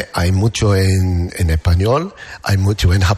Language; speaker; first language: Spanish; non-native, learner; English